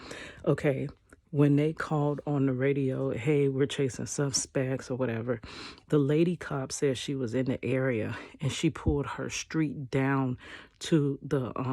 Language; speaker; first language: English; native; English